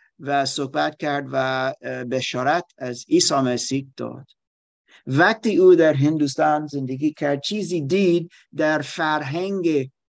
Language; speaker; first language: Persian; non-native, learner; German